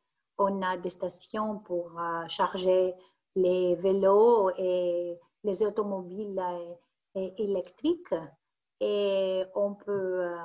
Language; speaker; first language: French; non-native, fluent; Greek